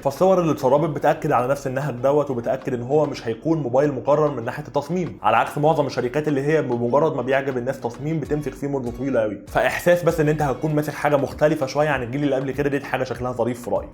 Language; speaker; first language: Arabic; native; Arabic